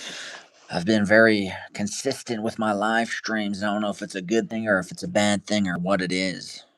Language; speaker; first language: English; native; English